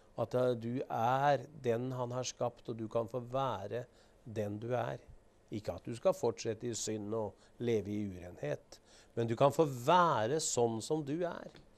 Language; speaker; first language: Norwegian; native; Norwegian